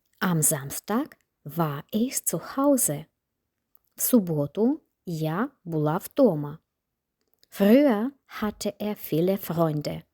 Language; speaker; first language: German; non-native, fluent; Ukrainian